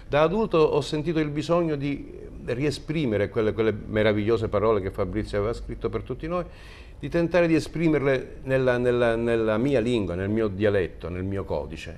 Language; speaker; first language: Italian; native; Italian